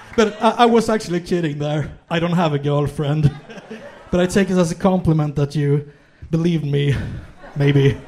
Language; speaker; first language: English; non-native, fluent; Swedish